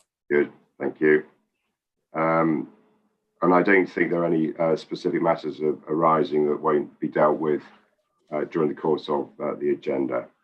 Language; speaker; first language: English; native; English